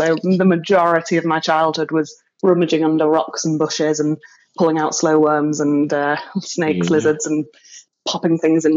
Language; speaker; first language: English; native; English